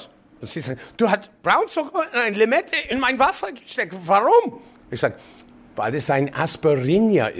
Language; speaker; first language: German; non-native, fluent; English